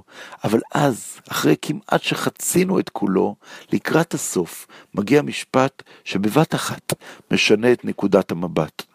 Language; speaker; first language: Hebrew; native; Hebrew